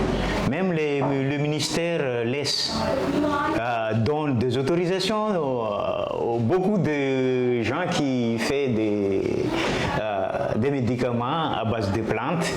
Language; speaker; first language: French; non-native, local second language; Malagasy